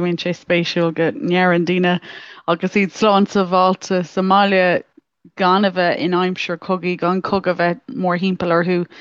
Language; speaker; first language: Irish; native; Irish